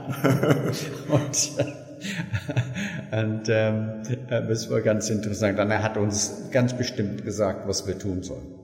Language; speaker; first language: German; non-native, learner; English